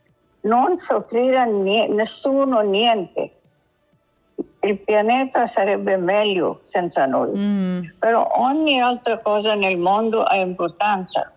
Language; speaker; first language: Italian; non-native, learner; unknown